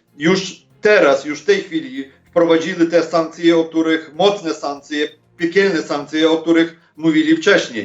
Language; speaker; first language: Polish; non-native, fluent; Ukrainian